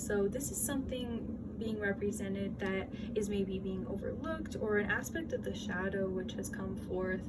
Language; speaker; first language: English; native; English